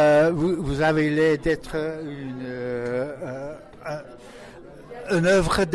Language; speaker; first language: French; non-native, learner; English